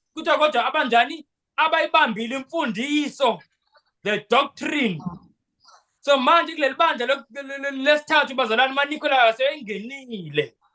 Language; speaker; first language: Zulu; non-native, local second language; Xhosa